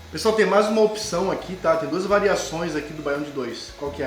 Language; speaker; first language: Portuguese; native; Portuguese